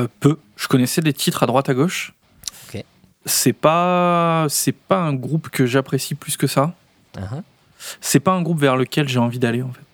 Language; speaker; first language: French; native; French